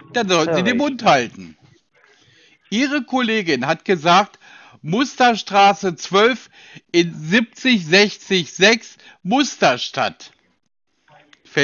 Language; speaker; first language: German; native; German